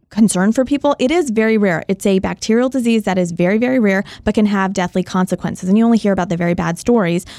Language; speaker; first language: English; early bilingual, other home language; Hindi